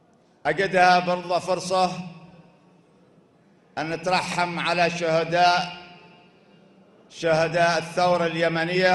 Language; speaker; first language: Arabic; native; Arabic